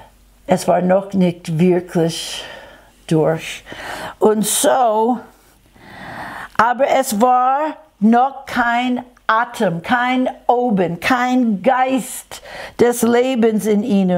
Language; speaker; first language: German; non-native, fluent; English